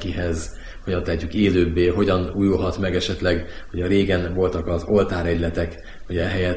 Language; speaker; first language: Hungarian; native; Hungarian